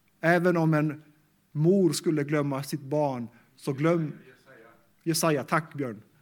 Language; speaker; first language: Swedish; native; Swedish